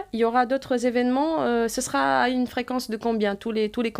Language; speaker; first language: French; non-native, local second language; Arabic